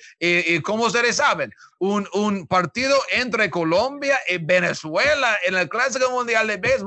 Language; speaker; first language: Spanish; non-native, learner; English